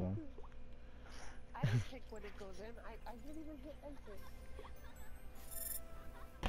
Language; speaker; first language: English; native; English